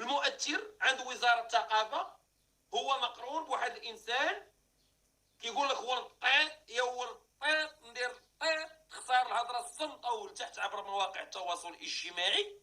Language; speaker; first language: Arabic; native; Arabic